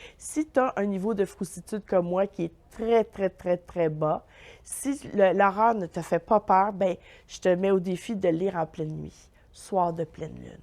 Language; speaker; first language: French; native; French